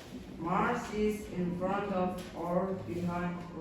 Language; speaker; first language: English; non-native, learner; Mongolian